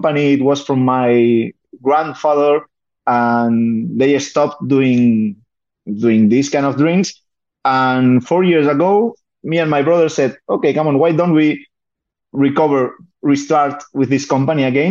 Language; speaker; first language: English; non-native, fluent; Spanish